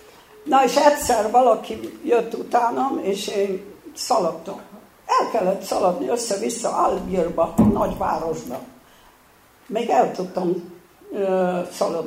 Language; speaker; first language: Hungarian; early bilingual, heritage; Hungarian